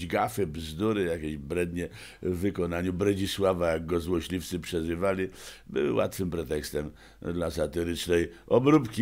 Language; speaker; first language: Polish; native; Polish